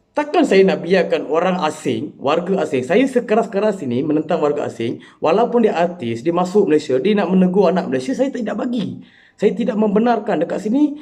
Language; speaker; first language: Malay; non-native, local second language; Tamil